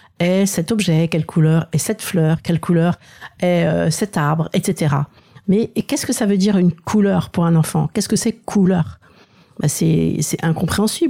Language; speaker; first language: French; native; French